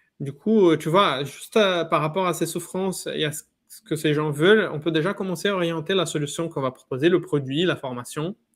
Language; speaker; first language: French; non-native, fluent; Portuguese